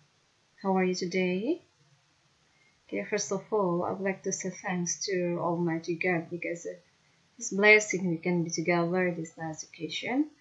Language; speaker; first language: English; non-native, fluent; Indonesian